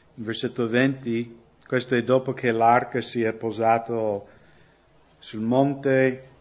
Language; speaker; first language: Italian; non-native, fluent; English